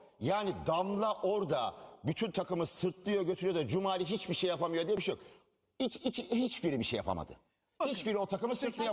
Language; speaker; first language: Turkish; native; Turkish